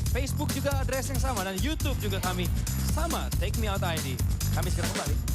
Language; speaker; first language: Indonesian; native; Indonesian